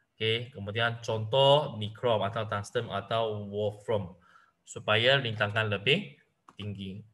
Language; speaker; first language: Malay; non-native, local second language; Chinese